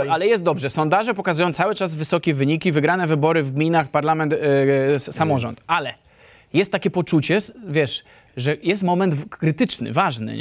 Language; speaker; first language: Polish; native; Polish